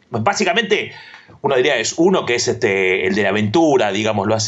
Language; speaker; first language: Spanish; native; Spanish